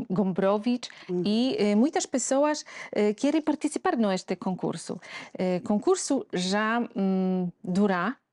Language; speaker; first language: Portuguese; non-native, fluent; Polish